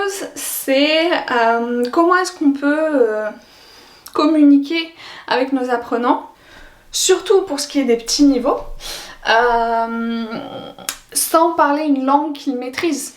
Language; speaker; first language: French; native; French